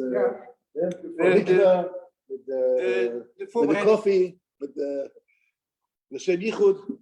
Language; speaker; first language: Dutch; non-native, learner; English